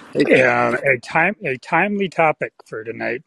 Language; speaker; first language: English; native; English